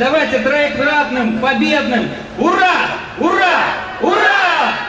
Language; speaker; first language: Russian; native; Russian